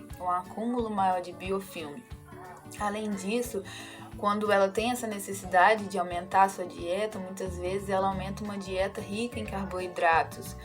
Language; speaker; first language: Portuguese; native; Portuguese